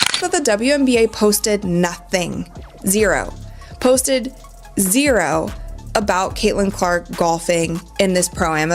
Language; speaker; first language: English; native; English